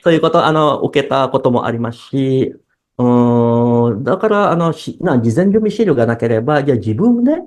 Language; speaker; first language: Japanese; non-native, fluent; Indonesian